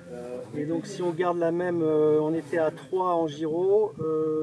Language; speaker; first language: French; native; French